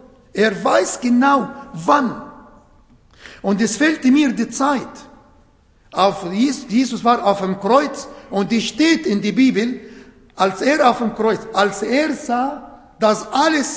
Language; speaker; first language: German; non-native, fluent; Arabic